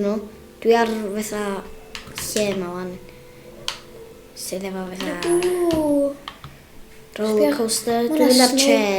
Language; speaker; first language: Welsh; native; Welsh